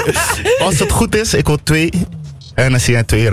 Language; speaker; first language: Dutch; early bilingual, other home language; Turkish